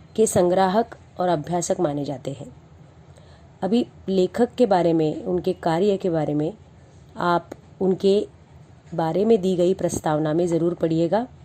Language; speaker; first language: Hindi; non-native, local second language; Marathi